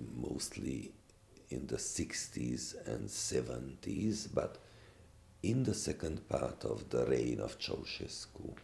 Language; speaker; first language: English; non-native, fluent; Hungarian